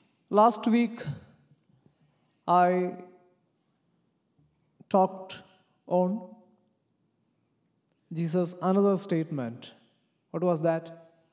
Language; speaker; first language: English; non-native, local second language; Malayalam